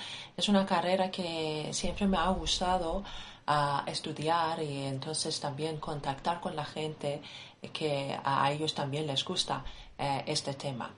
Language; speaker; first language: Spanish; non-native, fluent; Persian